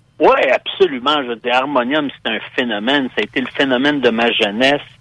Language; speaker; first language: French; native; French